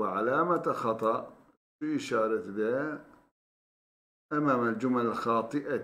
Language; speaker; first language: Arabic; non-native, fluent; Turkish